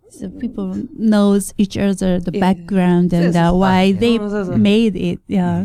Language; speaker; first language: English; non-native, learner; Japanese